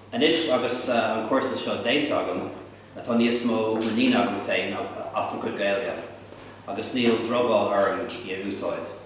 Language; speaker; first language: Irish; non-native, local second language; English